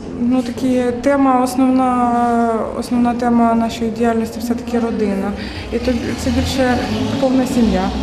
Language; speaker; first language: Ukrainian; non-native, local second language; Russian